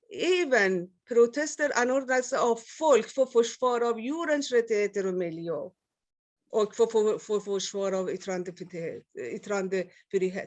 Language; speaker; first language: Swedish; non-native, fluent; Persian